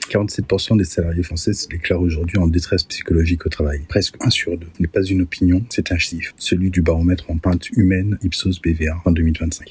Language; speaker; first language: French; native; French